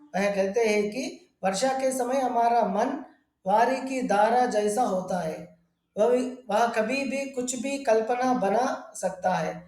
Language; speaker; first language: Hindi; non-native, local second language; Telugu